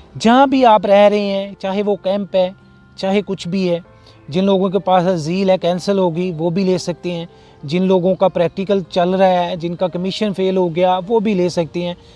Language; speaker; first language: Urdu; non-native, local second language; Punjabi